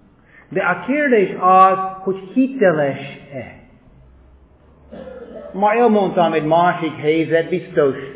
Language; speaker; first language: Hungarian; non-native, fluent; English